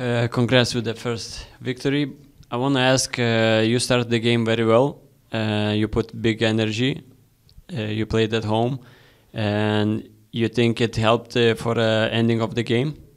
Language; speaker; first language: English; non-native, fluent; Lithuanian